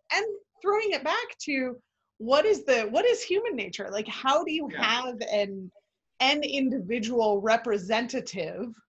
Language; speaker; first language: English; native; English